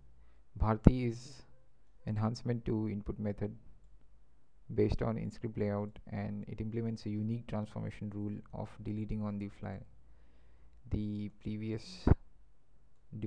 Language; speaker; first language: English; non-native, local second language; Marathi